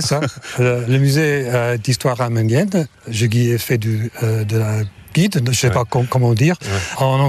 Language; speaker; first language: French; non-native, fluent; English